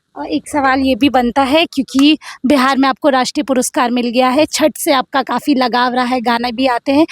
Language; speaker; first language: Hindi; non-native, local second language; Bangla